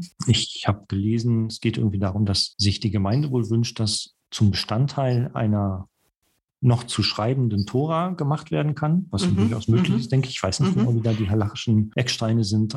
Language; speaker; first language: German; native; German